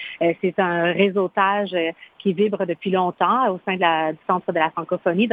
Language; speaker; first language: French; early bilingual, other home language; Spanish